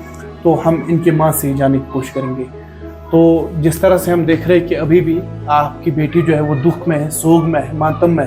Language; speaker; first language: Hindi; native; Hindi